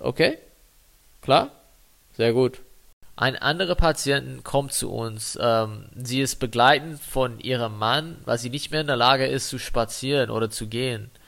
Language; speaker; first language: German; non-native, fluent; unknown